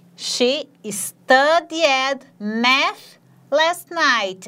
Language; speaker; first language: English; non-native, fluent; Portuguese